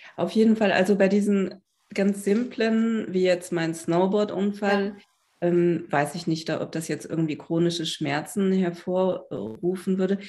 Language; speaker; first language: German; native; German